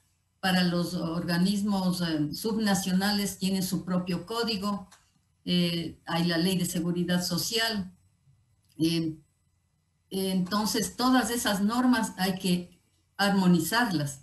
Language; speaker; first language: Spanish; native; Spanish